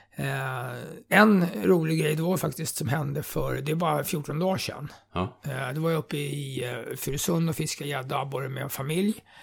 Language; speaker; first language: Swedish; native; Swedish